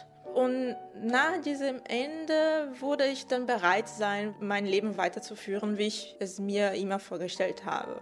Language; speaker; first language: German; non-native, fluent; Portuguese